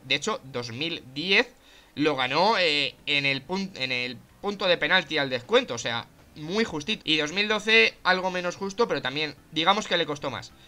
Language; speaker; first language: Spanish; native; Spanish